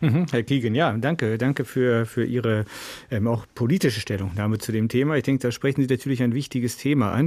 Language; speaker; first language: German; native; German